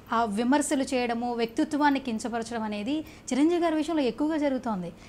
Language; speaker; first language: Telugu; native; Telugu